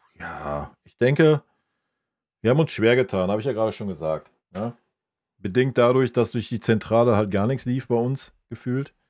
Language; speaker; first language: German; native; German